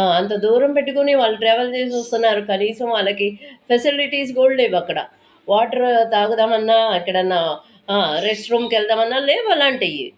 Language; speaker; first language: Telugu; non-native, local second language; Tamil